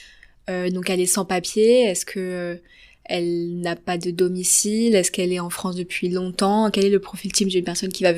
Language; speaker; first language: French; native; French